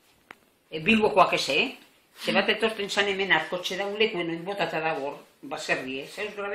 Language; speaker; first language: Basque; native; Basque